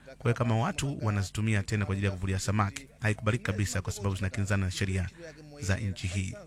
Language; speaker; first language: Swahili; non-native, fluent; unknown